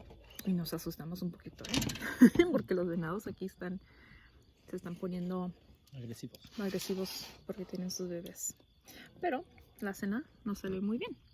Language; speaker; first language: Spanish; early bilingual, heritage; Spanish